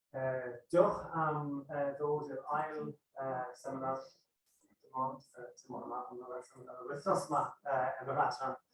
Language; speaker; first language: Welsh; non-native, fluent; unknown